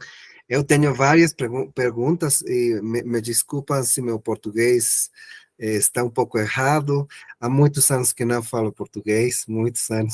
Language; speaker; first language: Portuguese; non-native, learner; Spanish